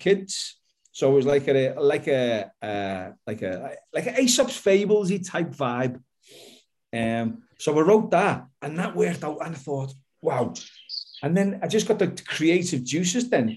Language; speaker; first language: English; native; English